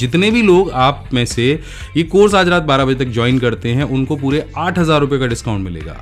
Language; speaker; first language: Hindi; native; Hindi